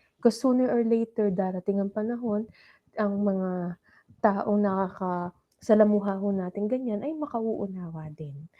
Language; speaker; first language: Filipino; non-native, local second language; Pampanga